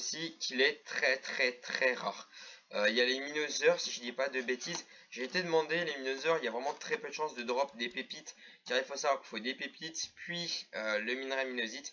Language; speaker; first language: French; native; French